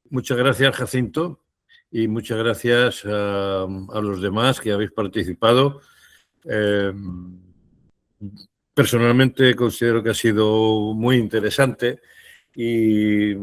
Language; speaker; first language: Spanish; native; Spanish